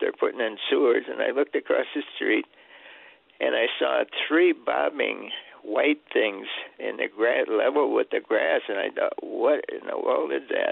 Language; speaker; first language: English; early bilingual, other home language; Swedish